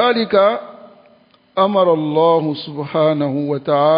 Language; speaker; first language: Arabic; non-native, fluent; French